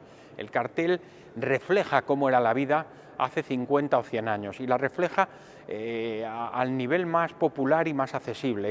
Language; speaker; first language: Spanish; native; Spanish